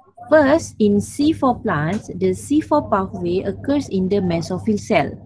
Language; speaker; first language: English; non-native, local second language; Malay